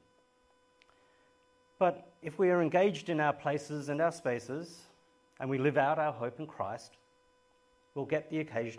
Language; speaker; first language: English; native; English